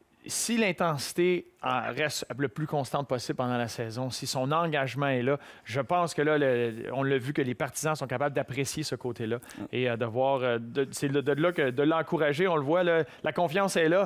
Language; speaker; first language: French; native; French